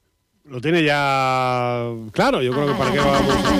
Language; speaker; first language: Spanish; native; Spanish